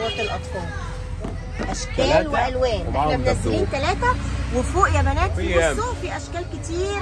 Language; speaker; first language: Arabic; native; Arabic